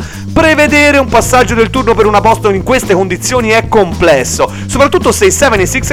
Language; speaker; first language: Italian; native; Italian